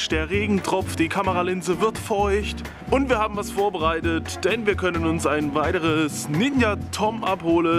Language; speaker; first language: German; native; German